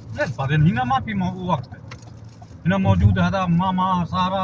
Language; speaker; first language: Arabic; non-native, learner; Hindi